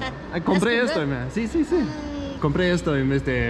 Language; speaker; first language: Spanish; non-native, learner; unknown